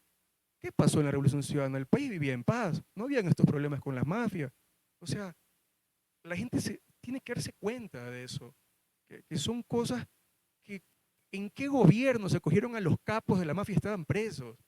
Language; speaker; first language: Spanish; native; Spanish